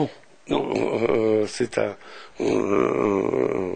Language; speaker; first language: French; non-native, local second language; Arabic